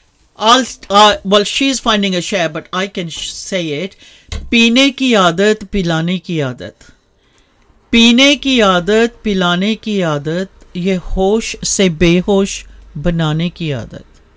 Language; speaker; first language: English; non-native, local second language; Punjabi